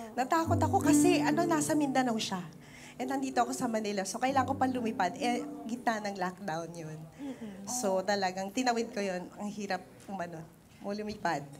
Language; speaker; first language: Filipino; native; Filipino